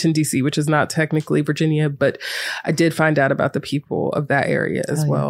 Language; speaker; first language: English; native; English